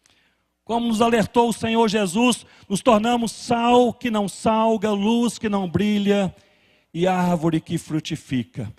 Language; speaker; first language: Portuguese; native; Portuguese